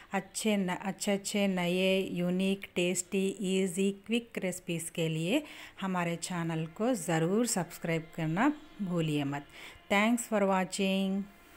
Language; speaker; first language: Hindi; native; Hindi